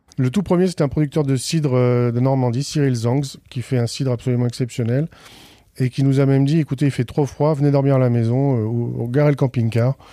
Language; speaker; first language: French; native; French